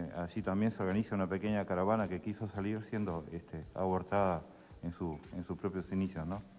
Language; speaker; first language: Spanish; native; Spanish